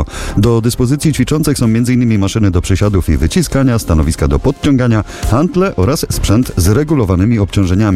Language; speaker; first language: Polish; native; Polish